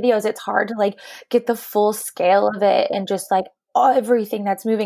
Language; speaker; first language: English; native; English